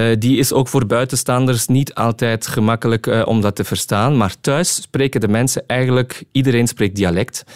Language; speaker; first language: Dutch; non-native, local second language; German